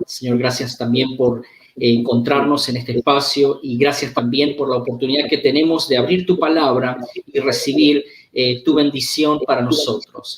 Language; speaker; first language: Spanish; native; Spanish